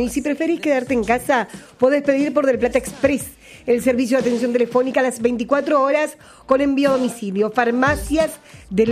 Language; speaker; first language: Spanish; native; Spanish